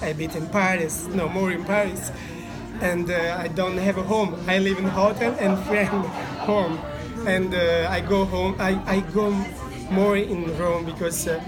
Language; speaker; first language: English; non-native, learner; Italian